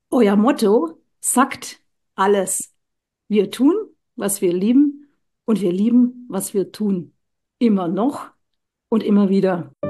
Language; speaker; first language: German; native; German